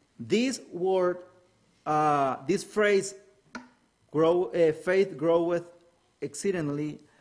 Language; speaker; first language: English; non-native, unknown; Spanish